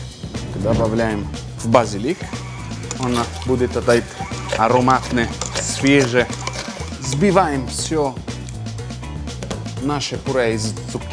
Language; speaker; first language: Russian; non-native, fluent; Italian